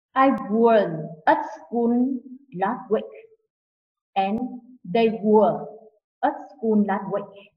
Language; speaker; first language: English; non-native, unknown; Vietnamese